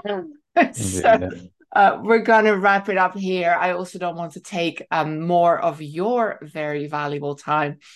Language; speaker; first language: English; non-native, fluent; Dutch